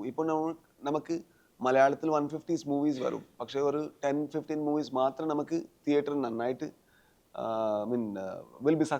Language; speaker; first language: Malayalam; non-native, learner; Tulu